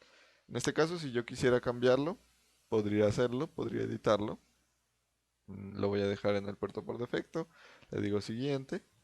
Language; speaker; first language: Spanish; native; Spanish